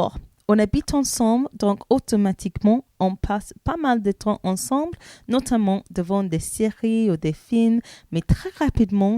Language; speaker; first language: French; non-native, learner; English